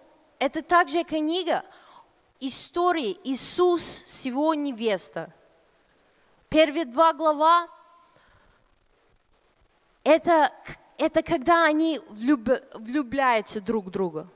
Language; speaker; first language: Russian; non-native, fluent; English